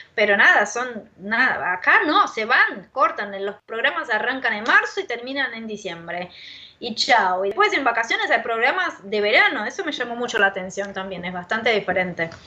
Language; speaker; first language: Spanish; non-native, fluent; Portuguese